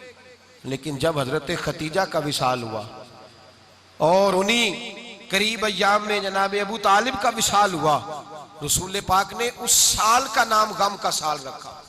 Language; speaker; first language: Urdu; non-native, local second language; Punjabi